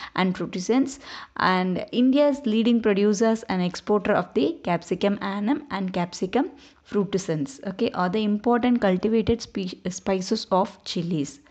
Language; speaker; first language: English; non-native, local second language; Tamil